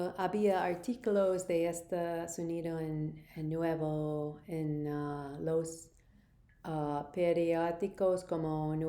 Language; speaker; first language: Spanish; non-native, learner; English